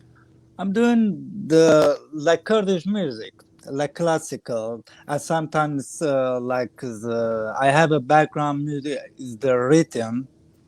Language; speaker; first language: English; non-native, learner; Kurdish